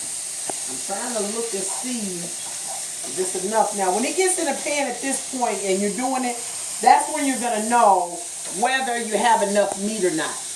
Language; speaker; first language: English; native; English